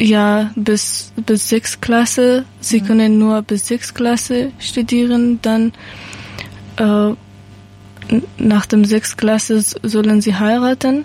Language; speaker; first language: German; non-native, learner; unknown